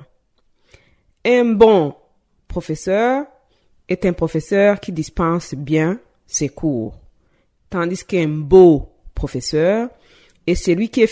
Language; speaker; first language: French; non-native, local second language; Rundi